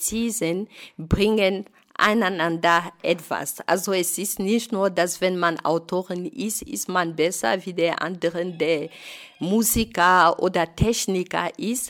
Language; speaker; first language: German; non-native, fluent; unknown